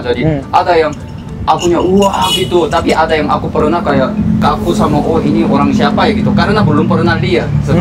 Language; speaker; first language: Indonesian; non-native, fluent; Korean